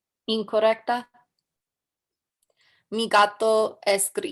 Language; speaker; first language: Spanish; non-native, learner; English